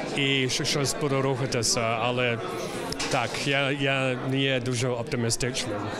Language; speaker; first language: Ukrainian; early bilingual, heritage; English